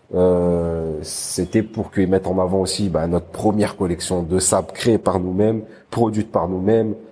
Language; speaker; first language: French; native; French